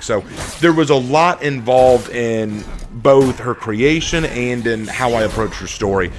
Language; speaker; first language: English; native; English